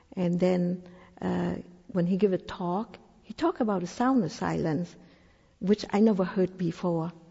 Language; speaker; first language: English; non-native, fluent; Thai